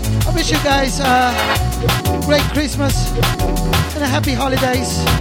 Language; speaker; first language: English; non-native, fluent; Portuguese